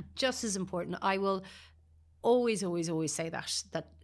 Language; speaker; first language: English; native; English